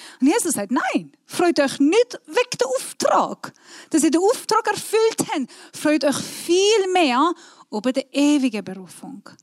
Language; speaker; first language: German; non-native, fluent; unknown